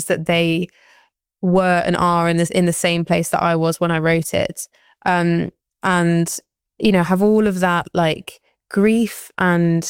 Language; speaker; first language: English; native; English